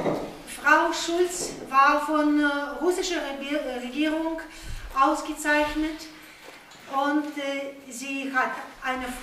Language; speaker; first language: German; non-native, fluent; Russian